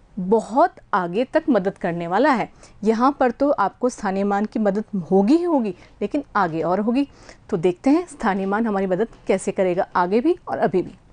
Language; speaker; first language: Hindi; native; Hindi